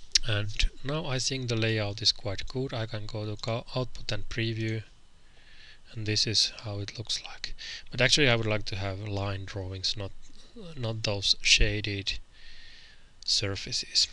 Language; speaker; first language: English; non-native, fluent; Finnish